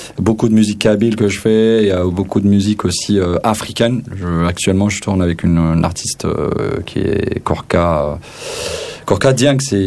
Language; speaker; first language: French; non-native, local second language; Arabic